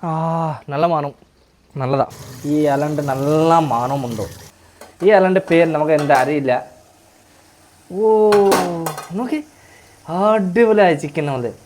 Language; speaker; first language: Malayalam; early bilingual, heritage; Malayalam